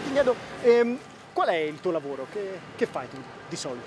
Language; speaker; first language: Italian; native; Italian